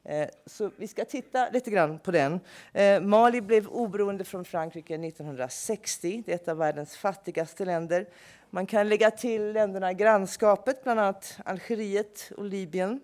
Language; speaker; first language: Swedish; non-native, fluent; English